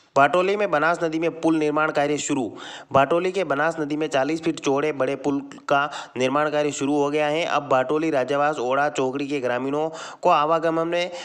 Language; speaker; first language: Hindi; native; Hindi